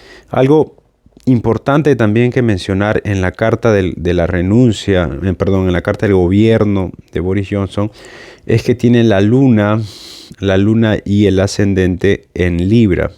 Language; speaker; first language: Spanish; native; Spanish